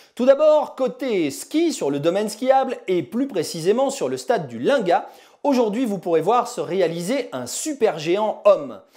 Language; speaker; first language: French; native; French